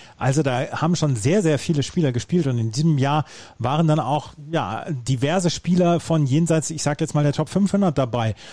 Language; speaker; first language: German; native; German